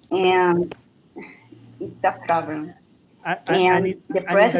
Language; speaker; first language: English; non-native, fluent; Portuguese